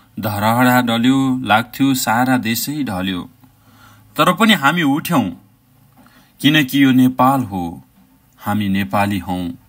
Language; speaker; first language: Nepali; native; Nepali